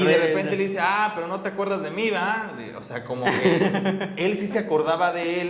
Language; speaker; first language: Spanish; native; Spanish